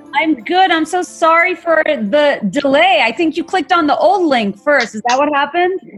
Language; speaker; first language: English; non-native, local second language; Bangla